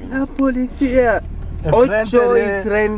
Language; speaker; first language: Spanish; non-native, learner; German